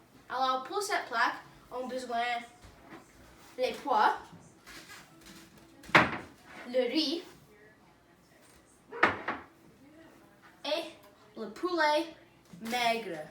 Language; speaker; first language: French; non-native, learner; English